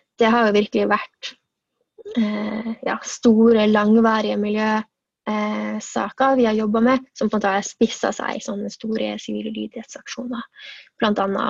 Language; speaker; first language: Norwegian; native; Norwegian